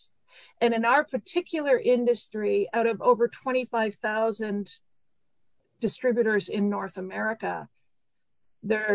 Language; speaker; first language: English; native; English